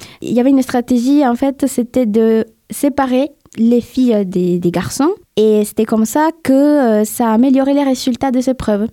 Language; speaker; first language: French; non-native, fluent; Spanish